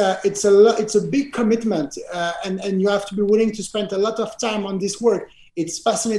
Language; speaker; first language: English; non-native, fluent; French